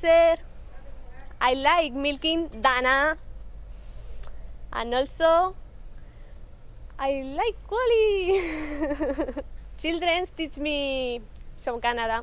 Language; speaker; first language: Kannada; non-native, learner; Spanish